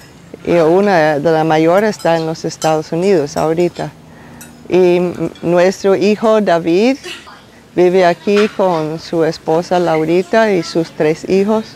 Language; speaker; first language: Spanish; non-native, fluent; English